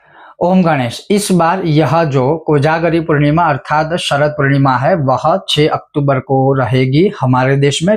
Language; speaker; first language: Hindi; native; Hindi